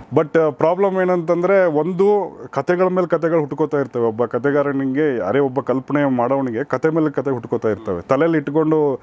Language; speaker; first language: Kannada; native; Kannada